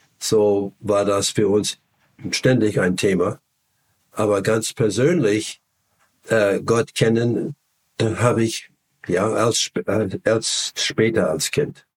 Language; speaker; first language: German; non-native, fluent; English